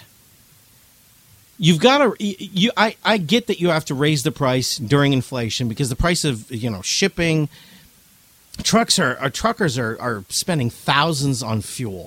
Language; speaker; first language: English; native; English